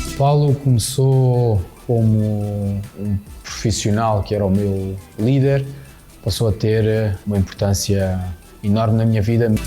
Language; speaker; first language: Portuguese; native; Portuguese